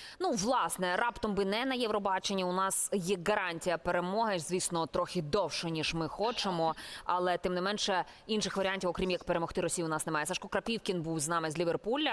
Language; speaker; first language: Ukrainian; native; Ukrainian